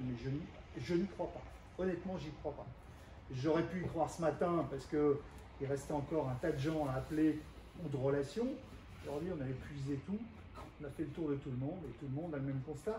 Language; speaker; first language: French; native; French